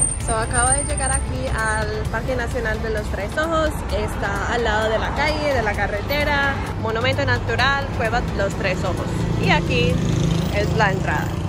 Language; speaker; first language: Spanish; non-native, fluent; English